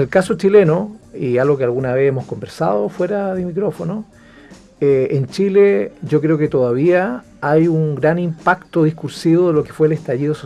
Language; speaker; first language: Spanish; native; Spanish